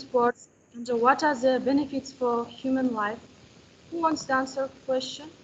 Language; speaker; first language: English; non-native, learner; Kazakh